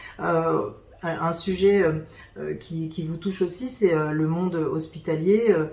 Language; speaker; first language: French; native; French